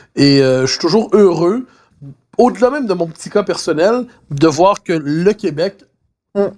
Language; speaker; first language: French; native; French